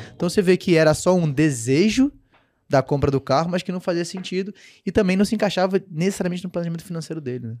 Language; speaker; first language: Portuguese; native; Portuguese